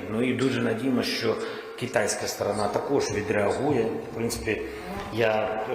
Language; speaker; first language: Ukrainian; non-native, local second language; Russian